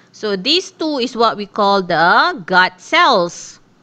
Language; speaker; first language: English; non-native, local second language; Malay